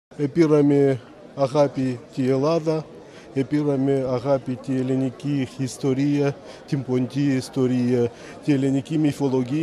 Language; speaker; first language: Greek; early bilingual, heritage; Greek